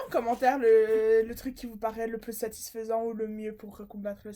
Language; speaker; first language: French; native; French